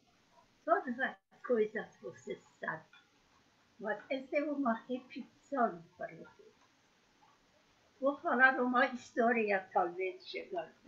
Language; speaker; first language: Portuguese; non-native, learner; Persian